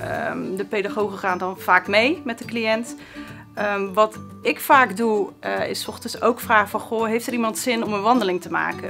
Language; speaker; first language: Dutch; native; Dutch